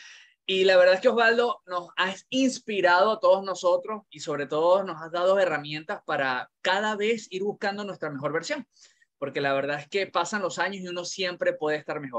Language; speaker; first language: Spanish; native; Spanish